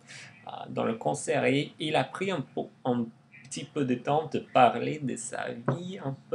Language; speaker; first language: French; non-native, learner; English